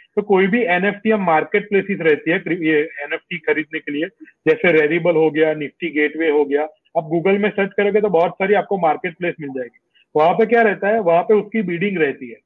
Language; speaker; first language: Hindi; non-native, local second language; Gujarati